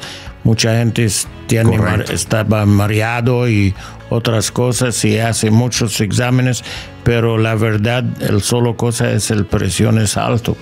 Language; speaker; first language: Spanish; non-native, learner; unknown